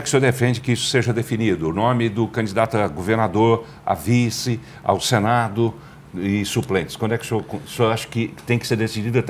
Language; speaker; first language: Portuguese; native; Portuguese